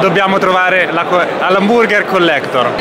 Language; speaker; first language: Italian; native; Italian